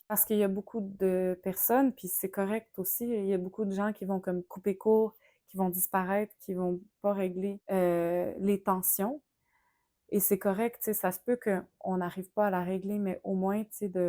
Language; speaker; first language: French; native; French